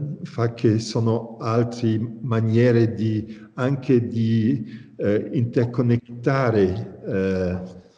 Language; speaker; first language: Italian; non-native, learner; French